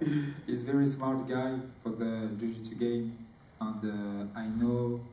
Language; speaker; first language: English; non-native, learner; French